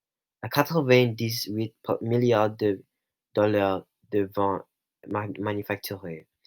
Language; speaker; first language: French; non-native, local second language; English